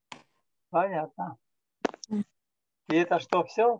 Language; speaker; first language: Russian; native; Russian